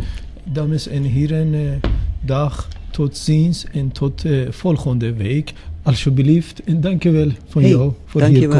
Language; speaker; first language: Dutch; non-native, learner; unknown